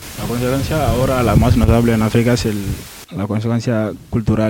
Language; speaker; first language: Spanish; non-native, learner; Wolof